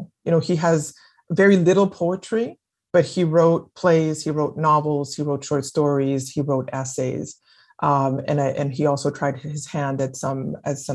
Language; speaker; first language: English; non-native, fluent; French